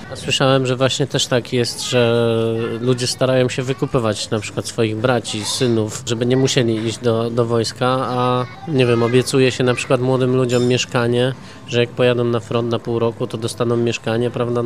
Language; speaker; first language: Polish; native; Polish